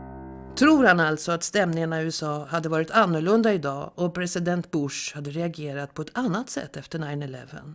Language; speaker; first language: Swedish; native; Swedish